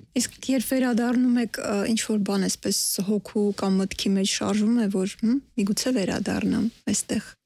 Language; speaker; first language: Armenian; native; Armenian